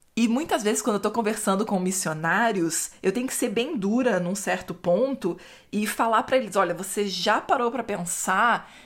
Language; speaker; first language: Portuguese; native; Portuguese